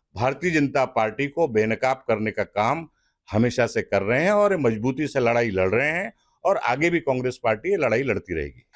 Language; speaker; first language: Hindi; non-native, local second language; Marathi